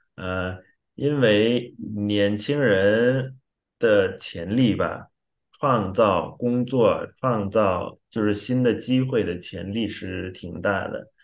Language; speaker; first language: Chinese; non-native, fluent; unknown